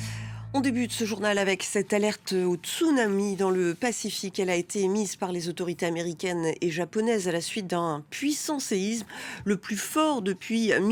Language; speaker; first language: French; native; French